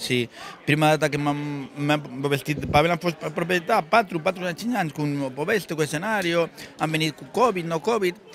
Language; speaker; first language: Romanian; non-native, learner; Spanish